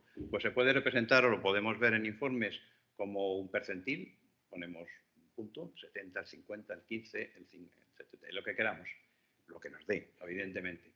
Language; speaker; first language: Spanish; native; Spanish